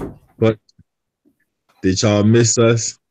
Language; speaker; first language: English; native; English